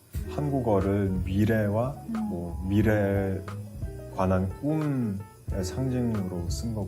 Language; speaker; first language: Korean; early bilingual, heritage; Korean